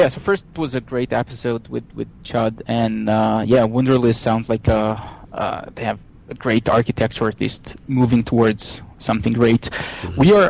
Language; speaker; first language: English; non-native, fluent; Hebrew